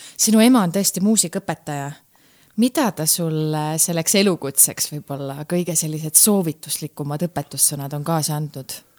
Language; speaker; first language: Estonian; native; Estonian